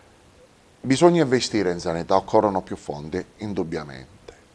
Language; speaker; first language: Italian; native; Italian